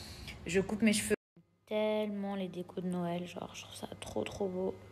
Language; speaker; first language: French; native; French